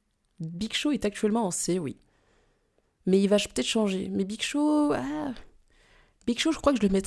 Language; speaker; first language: French; native; French